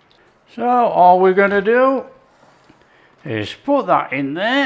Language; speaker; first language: English; native; English